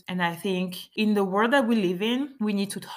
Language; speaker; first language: English; non-native, fluent; French